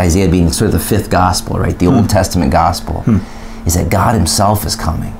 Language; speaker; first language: English; native; English